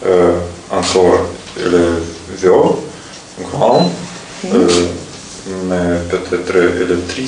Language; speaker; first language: French; non-native, learner; Russian